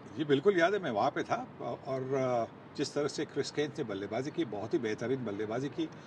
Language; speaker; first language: Hindi; non-native, local second language; Marathi